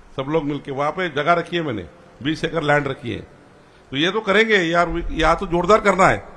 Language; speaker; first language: Hindi; non-native, local second language; Marathi